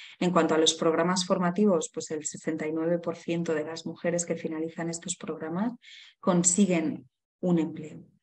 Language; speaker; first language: Spanish; native; Spanish